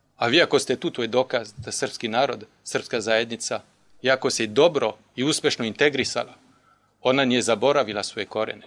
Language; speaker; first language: Serbian; non-native, fluent; French